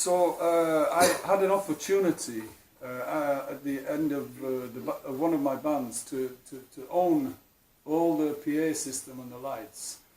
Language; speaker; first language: English; non-native, fluent; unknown